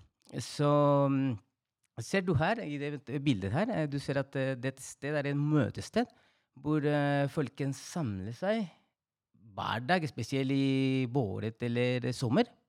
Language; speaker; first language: Norwegian; non-native, fluent; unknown